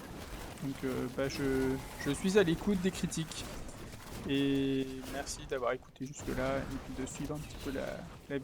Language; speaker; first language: French; native; French